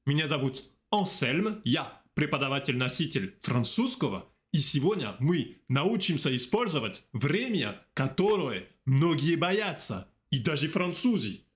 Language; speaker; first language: Russian; non-native, fluent; French